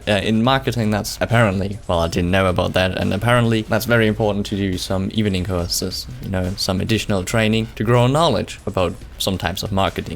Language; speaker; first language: English; non-native, fluent; German